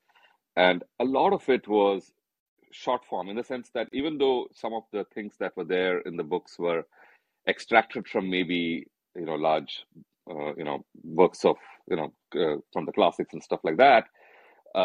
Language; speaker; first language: English; non-native, local second language; Hindi